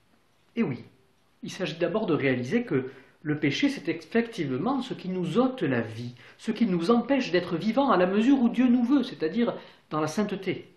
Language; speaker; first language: French; native; French